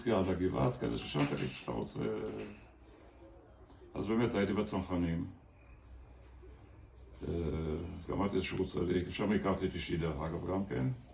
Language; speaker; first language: Hebrew; early bilingual, other home language; German